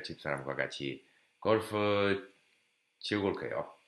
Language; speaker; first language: Korean; non-native, learner; English